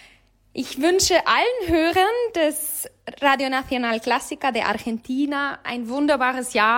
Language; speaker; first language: German; native; German